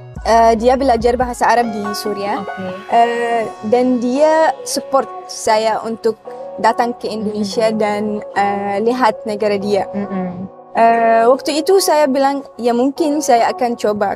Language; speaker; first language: Indonesian; non-native, learner; Arabic